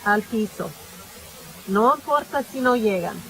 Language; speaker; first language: Spanish; non-native, fluent; English